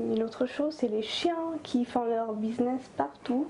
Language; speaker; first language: French; non-native, fluent; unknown